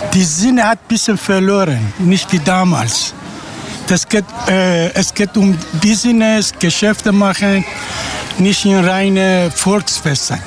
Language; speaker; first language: German; non-native, fluent; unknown